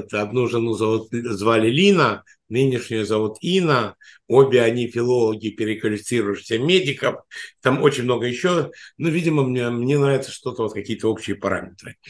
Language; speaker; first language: Russian; native; Russian